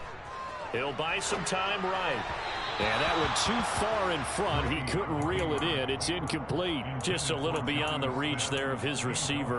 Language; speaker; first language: English; native; English